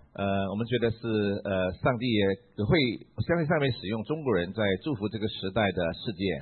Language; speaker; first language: Chinese; native; Chinese